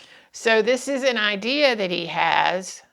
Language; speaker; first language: English; native; English